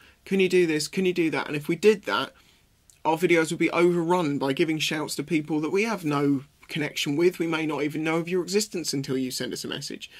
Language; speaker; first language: English; native; English